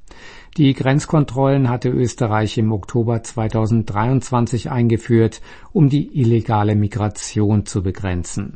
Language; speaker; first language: German; native; German